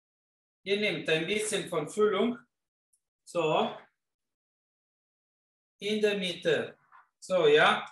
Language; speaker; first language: German; non-native, fluent; Italian